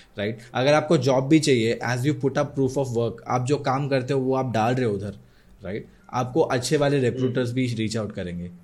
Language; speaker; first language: Hindi; non-native, local second language; Odia